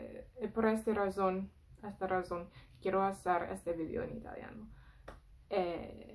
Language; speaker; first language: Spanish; non-native, learner; English